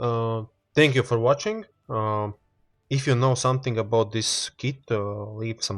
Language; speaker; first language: English; non-native, learner; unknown